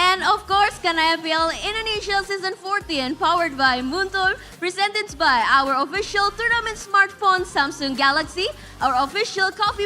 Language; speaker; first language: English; non-native, fluent; Indonesian